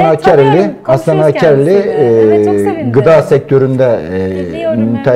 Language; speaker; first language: Turkish; native; Turkish